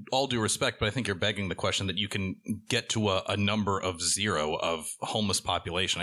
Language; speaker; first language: English; native; English